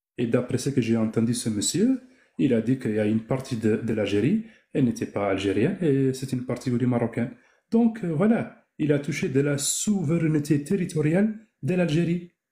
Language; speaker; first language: French; non-native, local second language; Arabic